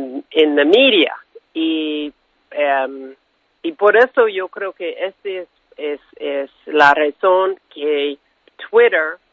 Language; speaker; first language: Spanish; non-native, fluent; English